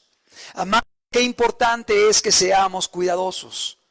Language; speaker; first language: Spanish; native; Spanish